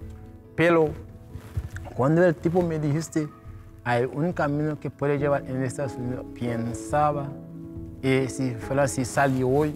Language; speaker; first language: Spanish; non-native, learner; Haitian Creole